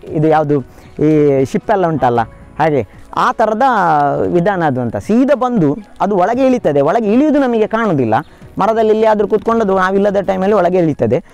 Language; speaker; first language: Kannada; native; Kannada